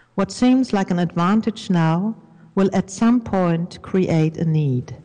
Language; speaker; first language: English; non-native, fluent; German